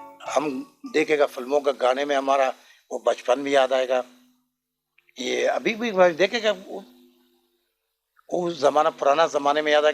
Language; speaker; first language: Hindi; non-native, learner; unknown